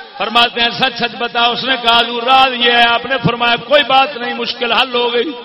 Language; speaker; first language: Urdu; non-native, local second language; Punjabi